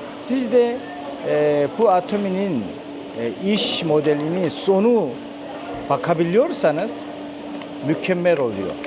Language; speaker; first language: Turkish; non-native, fluent; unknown